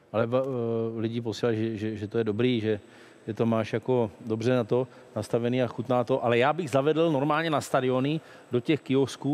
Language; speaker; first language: Czech; native; Czech